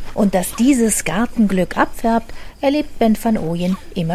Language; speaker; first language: German; native; German